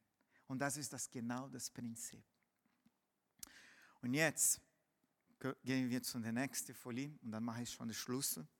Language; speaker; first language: German; non-native, fluent; Portuguese